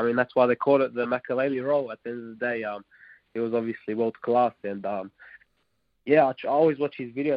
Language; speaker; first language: English; non-native, local second language; Arabic